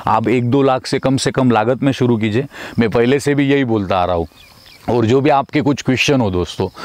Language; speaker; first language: Hindi; non-native, local second language; Marathi